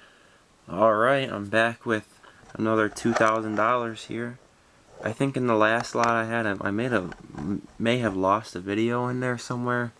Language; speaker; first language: English; native; English